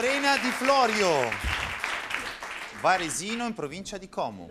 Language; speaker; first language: Italian; native; Italian